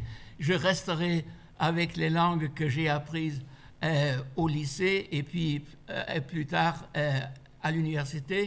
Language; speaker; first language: French; non-native, fluent; German